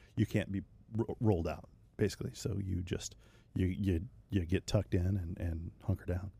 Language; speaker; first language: English; native; English